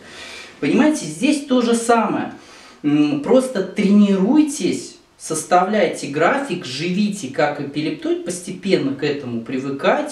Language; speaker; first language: Russian; native; Russian